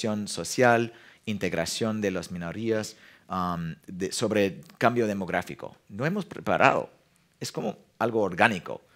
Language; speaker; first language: Spanish; non-native, fluent; English